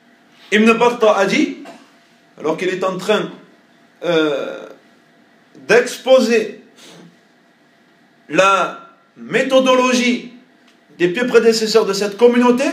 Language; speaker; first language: French; native; French